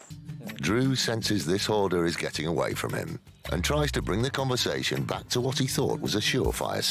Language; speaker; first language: English; native; English